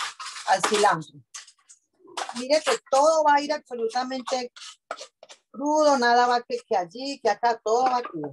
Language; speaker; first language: Spanish; native; Spanish